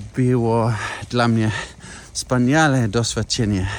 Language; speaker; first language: Polish; non-native, learner; English